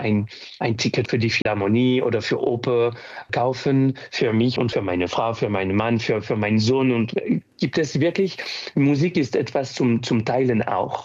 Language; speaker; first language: German; non-native, fluent; French